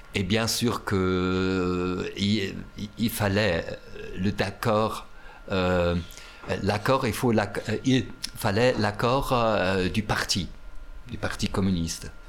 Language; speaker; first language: French; non-native, fluent; German